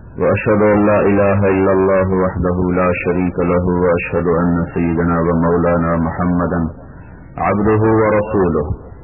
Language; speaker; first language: Urdu; non-native, local second language; Punjabi